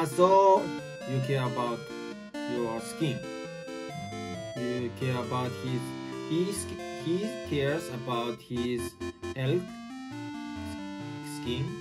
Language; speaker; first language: English; non-native, learner; Japanese